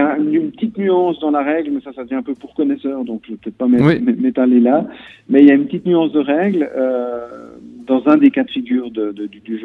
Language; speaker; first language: French; native; French